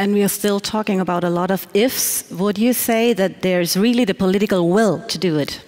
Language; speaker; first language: English; non-native, fluent; German